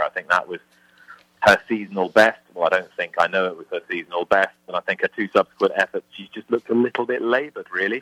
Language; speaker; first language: English; native; English